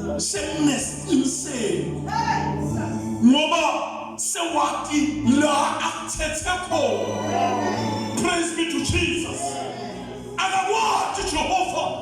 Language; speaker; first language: Zulu; non-native, local second language; Swati